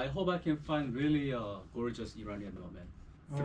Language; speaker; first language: English; non-native, fluent; Korean